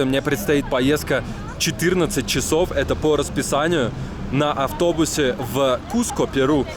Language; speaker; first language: Russian; native; Russian